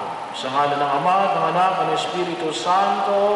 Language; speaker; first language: Filipino; native; Filipino